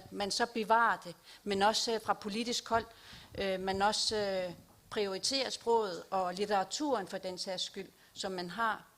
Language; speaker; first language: Danish; non-native, local second language; Kalaallisut